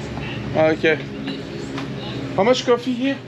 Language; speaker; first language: English; non-native, learner; French